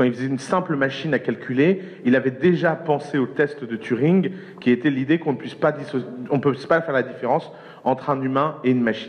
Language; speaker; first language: French; native; French